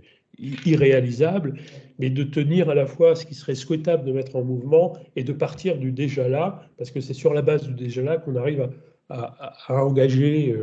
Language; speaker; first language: French; native; French